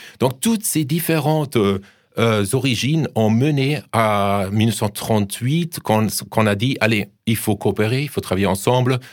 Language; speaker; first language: French; non-native, fluent; German